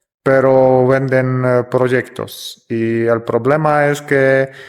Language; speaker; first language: Spanish; non-native, fluent; Polish